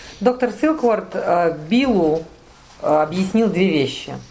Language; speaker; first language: Russian; native; Russian